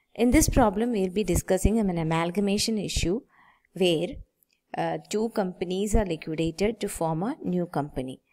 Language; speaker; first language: English; non-native, local second language; Malayalam